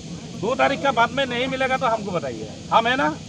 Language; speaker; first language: Hindi; non-native, local second language; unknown